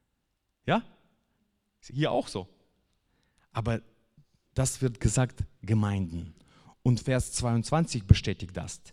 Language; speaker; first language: German; non-native, fluent; Russian